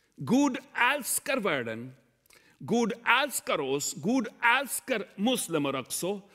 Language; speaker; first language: Swedish; non-native, learner; Urdu